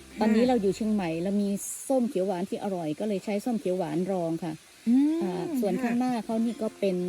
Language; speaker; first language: Thai; native; Thai